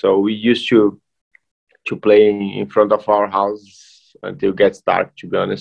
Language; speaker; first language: English; non-native, fluent; Portuguese